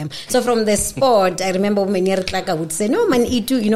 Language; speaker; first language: English; non-native, local second language; Northern Sotho